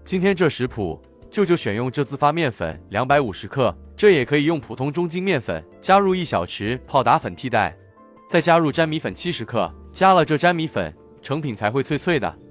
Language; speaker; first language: Chinese; native; Chinese